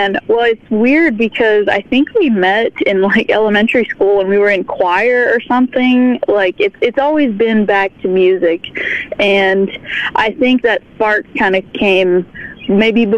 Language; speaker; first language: English; native; English